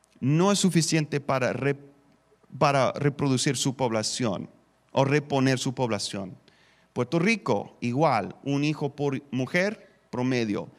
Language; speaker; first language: Spanish; non-native, fluent; English